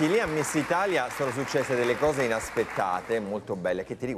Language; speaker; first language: Italian; native; Italian